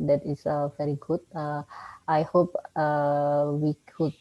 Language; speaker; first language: English; non-native, learner; Indonesian